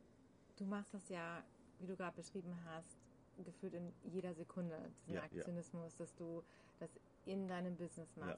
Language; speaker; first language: German; native; German